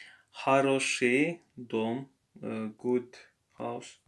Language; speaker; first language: Russian; non-native, learner; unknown